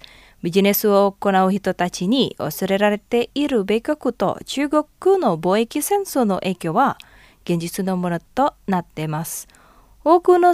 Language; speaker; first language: Japanese; non-native, fluent; Indonesian